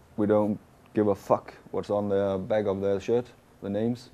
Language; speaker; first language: English; non-native, fluent; Danish